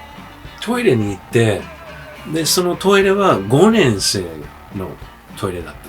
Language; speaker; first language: Japanese; early bilingual, heritage; English